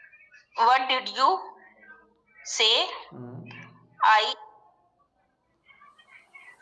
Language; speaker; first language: English; non-native, learner; Punjabi